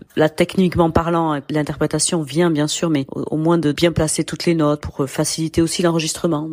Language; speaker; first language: French; native; French